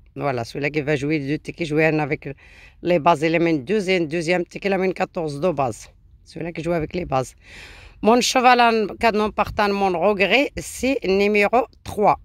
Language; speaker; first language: French; non-native, local second language; Arabic